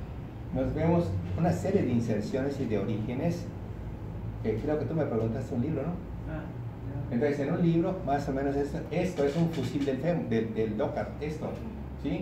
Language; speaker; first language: Spanish; native; Spanish